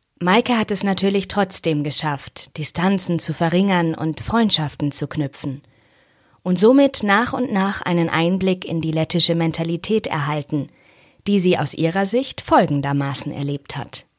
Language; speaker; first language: German; native; German